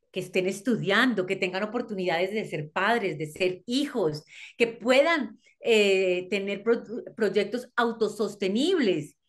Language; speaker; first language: Spanish; native; Spanish